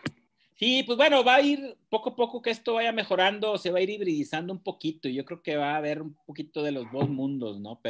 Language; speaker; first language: Spanish; native; Spanish